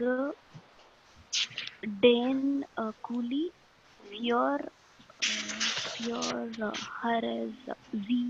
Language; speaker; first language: German; non-native, learner; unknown